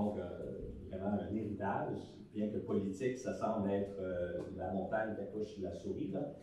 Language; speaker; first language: French; native; French